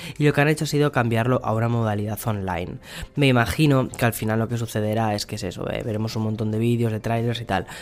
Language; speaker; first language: Spanish; native; Spanish